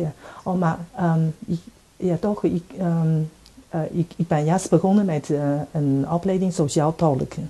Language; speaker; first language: Dutch; non-native, fluent; Chinese